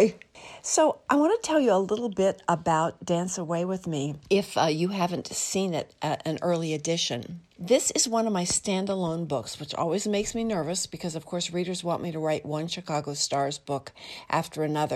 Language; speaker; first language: English; native; English